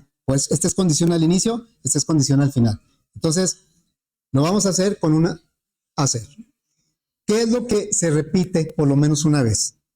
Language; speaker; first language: Spanish; native; Spanish